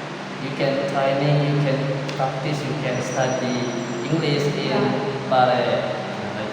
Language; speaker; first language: English; non-native, learner; Indonesian